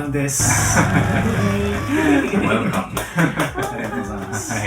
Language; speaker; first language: Japanese; non-native, fluent; English